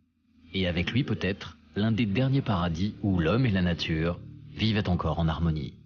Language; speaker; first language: French; native; French